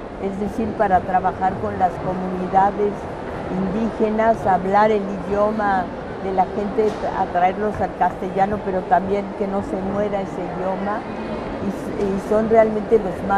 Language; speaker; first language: Spanish; early bilingual, other home language; French